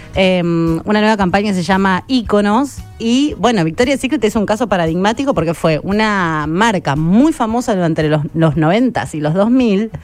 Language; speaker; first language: Spanish; native; Spanish